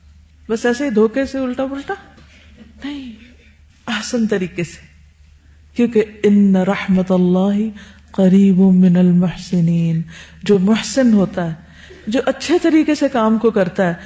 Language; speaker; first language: Urdu; native; Urdu